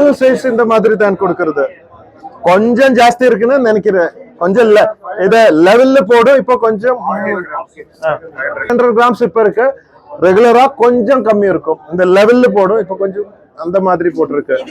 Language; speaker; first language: Tamil; non-native, learner; Malayalam